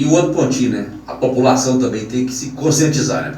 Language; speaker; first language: Portuguese; native; Portuguese